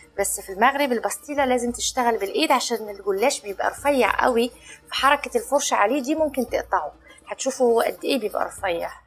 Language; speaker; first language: Arabic; native; Arabic